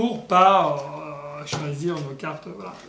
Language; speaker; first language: French; native; French